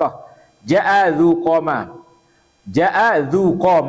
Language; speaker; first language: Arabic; non-native, fluent; Indonesian